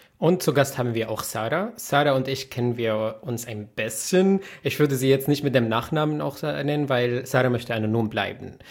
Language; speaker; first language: German; native; German